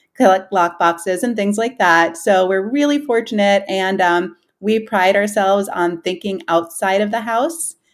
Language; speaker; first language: English; native; English